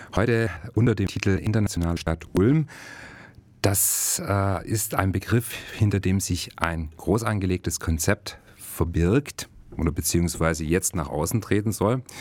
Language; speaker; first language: German; native; German